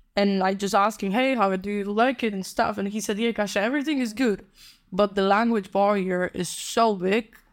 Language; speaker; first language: English; non-native, fluent; Polish